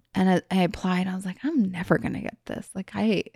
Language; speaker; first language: English; early bilingual, other home language; Hungarian